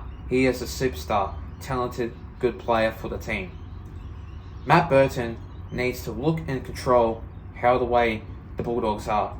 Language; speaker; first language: English; native; English